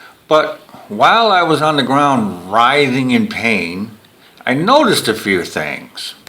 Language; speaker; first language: English; native; English